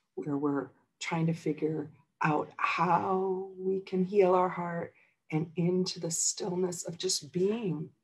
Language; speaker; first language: English; native; English